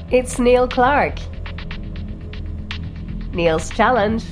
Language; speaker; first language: English; native; English